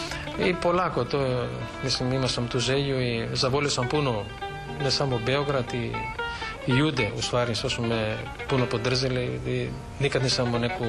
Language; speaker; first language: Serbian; non-native, fluent; Greek